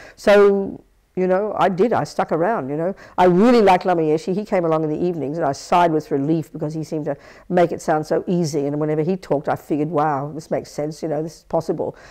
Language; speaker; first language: English; native; English